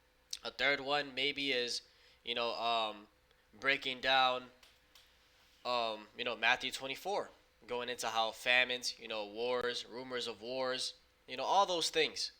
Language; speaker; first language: English; native; English